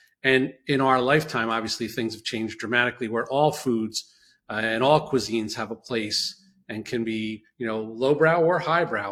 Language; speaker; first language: English; native; English